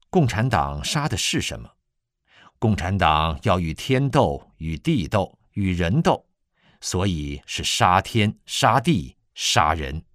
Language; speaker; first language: Chinese; native; Chinese